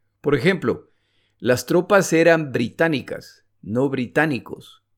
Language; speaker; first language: Spanish; native; Spanish